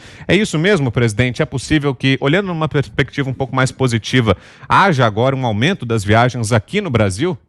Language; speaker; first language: Portuguese; native; Portuguese